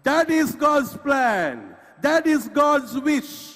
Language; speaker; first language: English; non-native, local second language; Sinhala